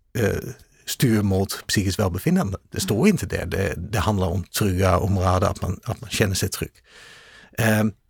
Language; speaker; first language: Swedish; non-native, fluent; Dutch